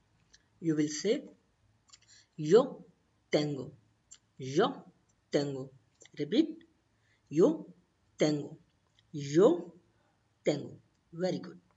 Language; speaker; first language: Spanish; non-native, learner; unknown